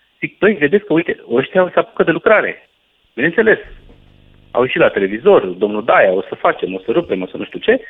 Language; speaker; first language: Romanian; native; Romanian